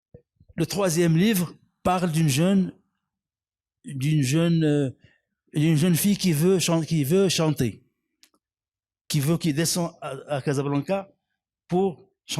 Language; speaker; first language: French; non-native, local second language; Arabic